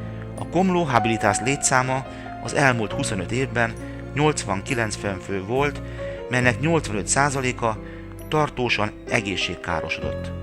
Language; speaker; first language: Hungarian; native; Hungarian